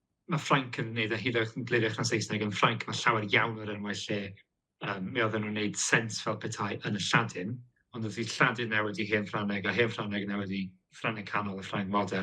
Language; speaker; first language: Welsh; native; Welsh